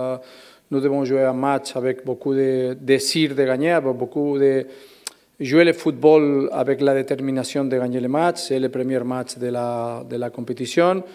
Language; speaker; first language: French; non-native, learner; Spanish